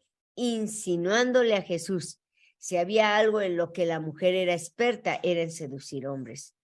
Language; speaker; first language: Spanish; native; Spanish